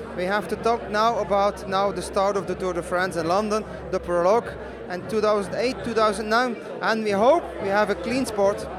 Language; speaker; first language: English; non-native, fluent; Dutch